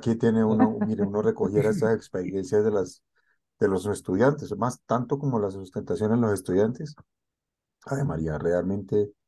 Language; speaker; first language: Spanish; native; Spanish